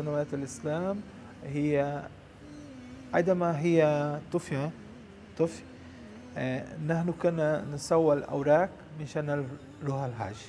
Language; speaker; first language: Arabic; non-native, learner; Portuguese